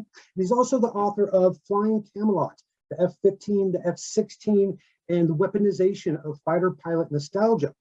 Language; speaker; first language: English; native; English